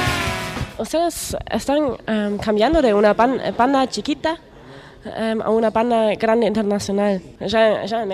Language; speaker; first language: Spanish; non-native, learner; German